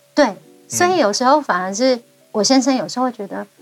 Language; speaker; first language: Chinese; non-native, local second language; Amis